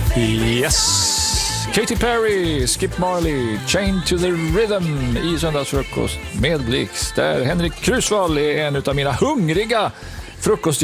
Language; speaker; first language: Swedish; native; Swedish